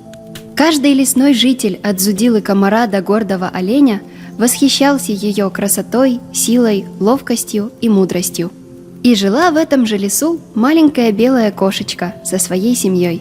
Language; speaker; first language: Russian; native; Russian